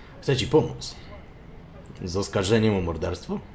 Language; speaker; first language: Polish; native; Polish